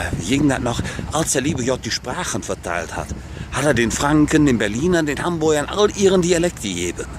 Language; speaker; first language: German; native; German